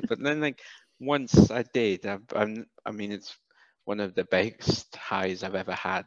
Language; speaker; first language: English; native; English